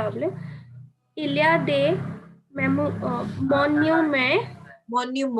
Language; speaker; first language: French; non-native, learner; Hindi